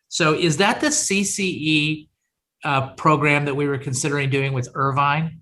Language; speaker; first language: English; native; English